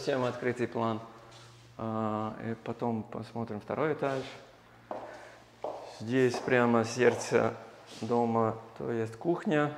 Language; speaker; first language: Russian; non-native, learner; English